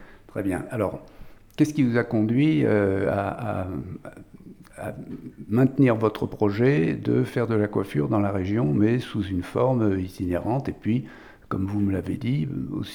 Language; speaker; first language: French; native; French